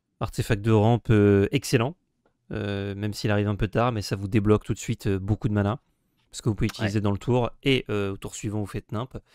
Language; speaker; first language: French; native; French